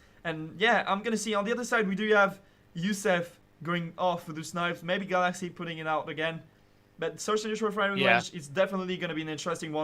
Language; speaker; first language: English; non-native, fluent; French